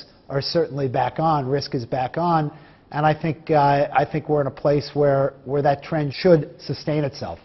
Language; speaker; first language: English; native; English